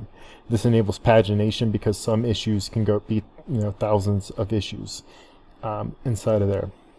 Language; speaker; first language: English; native; English